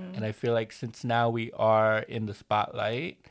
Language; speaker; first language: English; native; English